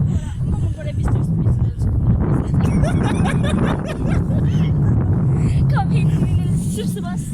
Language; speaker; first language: Norwegian; early bilingual, other home language; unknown